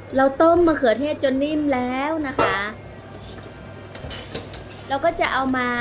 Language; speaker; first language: Thai; native; Thai